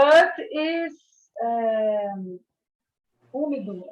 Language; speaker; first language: English; non-native, learner; Portuguese